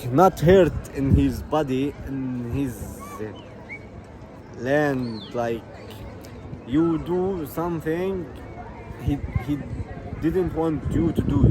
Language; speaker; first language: English; non-native, learner; Arabic